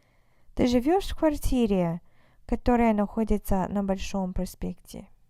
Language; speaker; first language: Russian; non-native, fluent; English